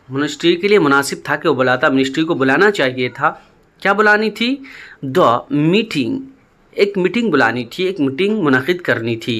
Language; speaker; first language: Urdu; native; Urdu